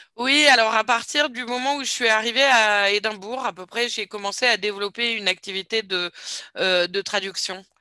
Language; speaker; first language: French; native; French